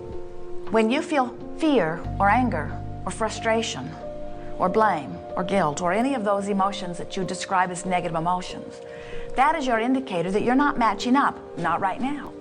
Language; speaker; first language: English; native; English